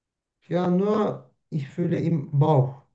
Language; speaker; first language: German; non-native, learner; Turkish